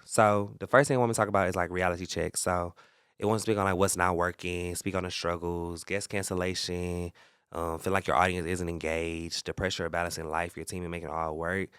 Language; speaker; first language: English; native; English